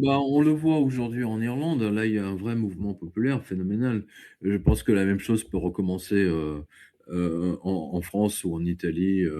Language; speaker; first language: French; native; French